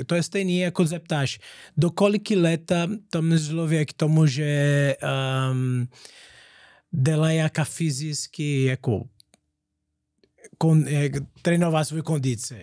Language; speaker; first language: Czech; non-native, learner; Portuguese